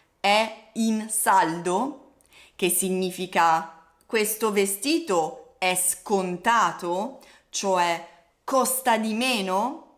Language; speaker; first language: Italian; native; Italian